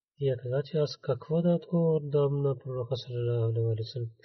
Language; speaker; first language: Bulgarian; non-native, learner; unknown